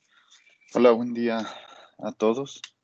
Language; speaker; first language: Spanish; native; Spanish